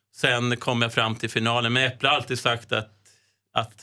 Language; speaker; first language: Swedish; native; Swedish